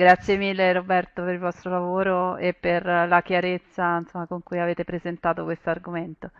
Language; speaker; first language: Italian; native; Italian